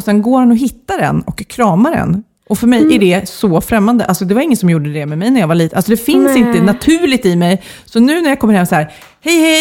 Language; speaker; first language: Swedish; native; Swedish